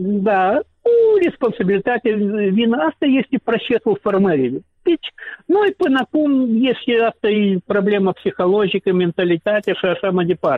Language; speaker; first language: Romanian; non-native, local second language; Russian